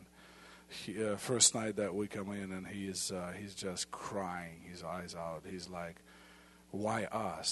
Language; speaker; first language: English; non-native, fluent; Ukrainian